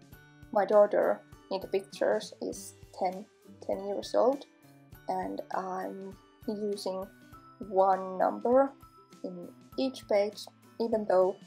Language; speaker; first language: English; non-native, fluent; Finnish